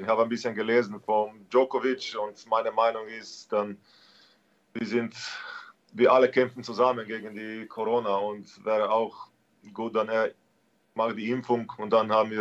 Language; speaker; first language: German; non-native, learner; Slovenian